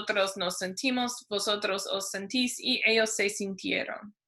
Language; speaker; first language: Spanish; non-native, fluent; English